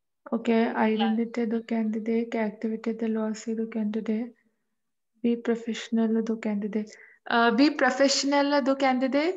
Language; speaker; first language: English; non-native, learner; French